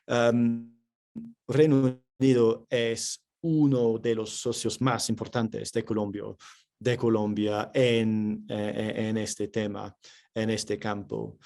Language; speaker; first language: Spanish; non-native, fluent; English